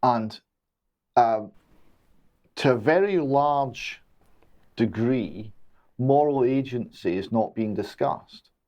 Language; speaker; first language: English; native; English